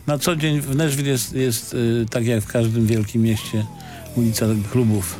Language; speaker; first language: Polish; native; Polish